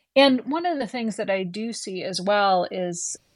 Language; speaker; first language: English; native; English